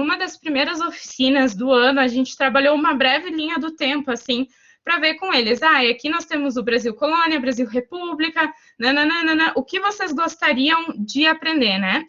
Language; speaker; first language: Portuguese; native; Portuguese